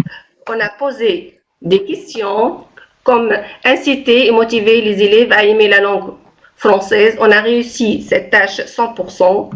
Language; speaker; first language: French; non-native, local second language; Arabic